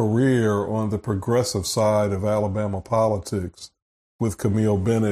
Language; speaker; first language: English; native; English